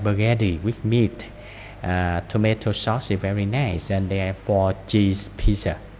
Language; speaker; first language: English; non-native, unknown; Vietnamese